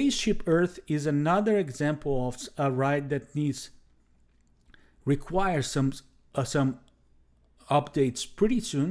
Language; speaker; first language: English; non-native, fluent; Portuguese